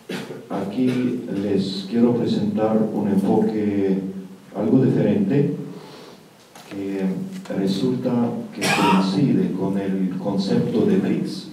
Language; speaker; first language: Spanish; non-native, fluent; Russian